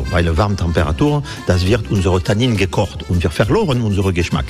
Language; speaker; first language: German; non-native, learner; French